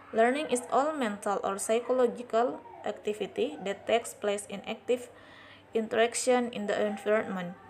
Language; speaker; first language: English; non-native, learner; Indonesian